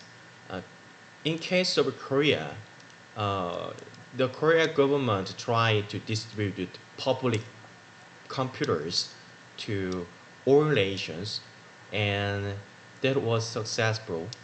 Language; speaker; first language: English; non-native, learner; Korean